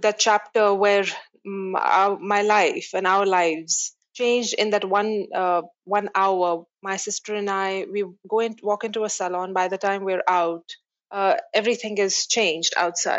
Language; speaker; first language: English; non-native, local second language; Kashmiri